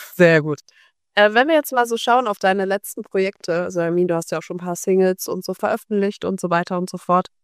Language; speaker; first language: German; native; German